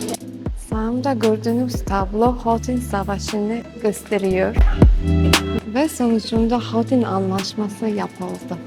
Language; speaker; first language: Turkish; non-native, learner; Polish